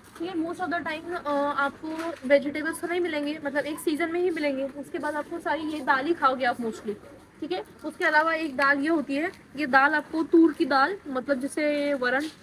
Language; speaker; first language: Hindi; non-native, local second language; Marathi